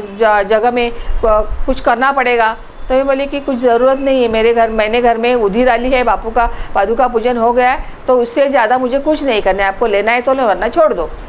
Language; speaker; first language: Hindi; non-native, local second language; Marathi